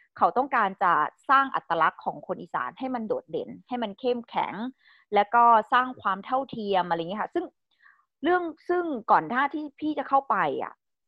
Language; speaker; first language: Thai; native; Thai